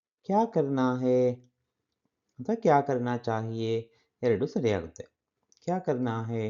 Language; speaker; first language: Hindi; non-native, local second language; Kannada